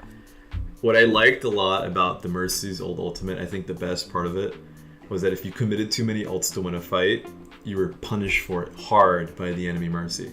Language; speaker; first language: English; native; English